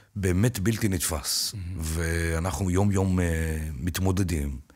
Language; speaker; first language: Hebrew; native; Hebrew